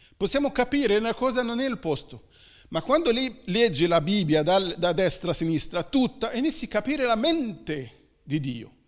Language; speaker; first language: Italian; non-native, fluent; Arabic